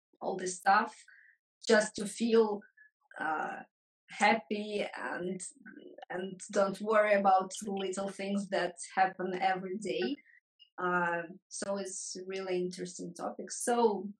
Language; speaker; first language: English; non-native, fluent; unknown